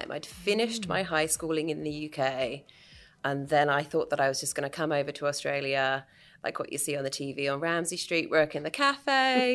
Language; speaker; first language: English; native; English